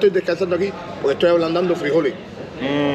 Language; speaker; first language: Spanish; native; Spanish